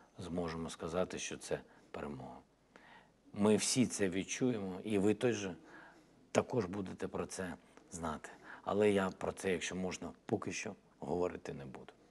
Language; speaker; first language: Ukrainian; non-native, local second language; Russian